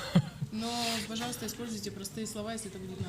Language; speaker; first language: Russian; native; Russian